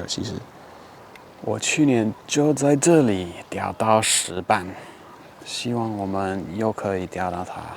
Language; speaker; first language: Chinese; non-native, fluent; English